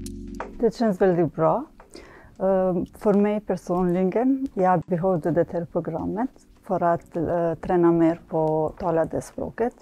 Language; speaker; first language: Swedish; non-native, learner; Albanian